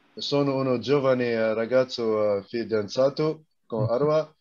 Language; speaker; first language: Italian; non-native, fluent; Arabic